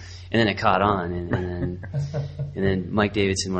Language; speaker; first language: English; native; English